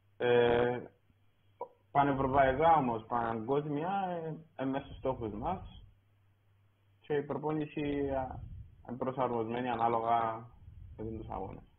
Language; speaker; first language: Greek; native; Greek